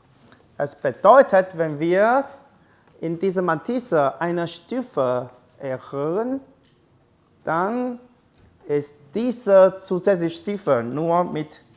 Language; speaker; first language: German; non-native, fluent; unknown